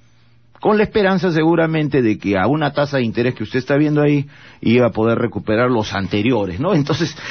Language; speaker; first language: Spanish; native; Spanish